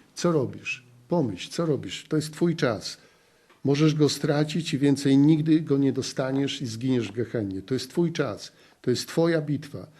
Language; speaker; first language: Polish; native; Polish